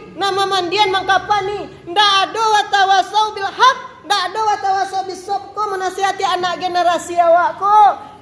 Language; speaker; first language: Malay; non-native, local second language; Minangkabau